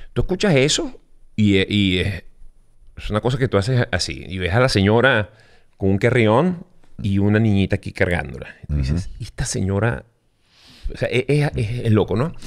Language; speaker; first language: Spanish; native; Spanish